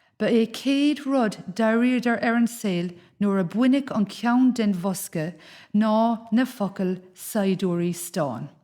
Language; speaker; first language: Irish; native; Irish